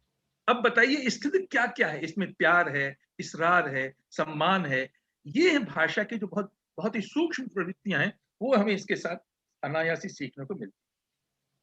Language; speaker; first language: Hindi; native; Hindi